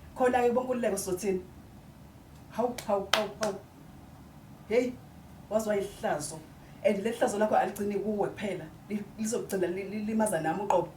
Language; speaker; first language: Zulu; native; Zulu